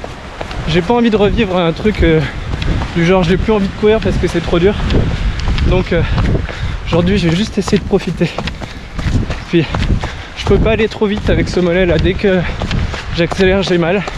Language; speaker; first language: French; native; French